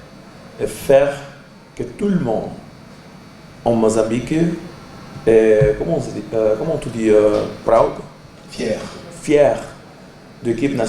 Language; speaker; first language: French; non-native, learner; Portuguese